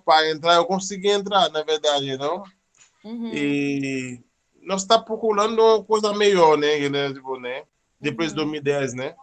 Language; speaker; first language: Portuguese; non-native, learner; Haitian Creole